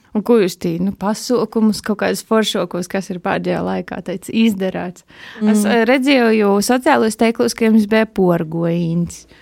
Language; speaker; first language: Latvian; native; Latvian